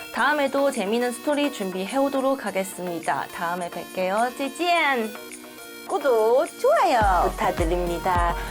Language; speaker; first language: Korean; non-native, fluent; Chinese